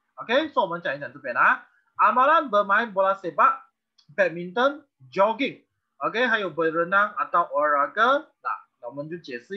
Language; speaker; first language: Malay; non-native, local second language; Chinese